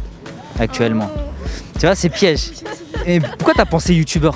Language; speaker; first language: French; native; French